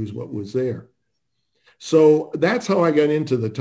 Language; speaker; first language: English; native; English